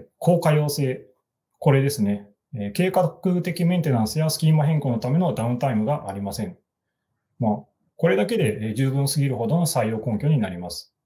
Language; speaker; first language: Japanese; native; Japanese